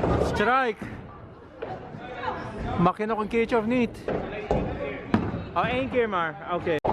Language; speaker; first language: Dutch; non-native, fluent; Filipino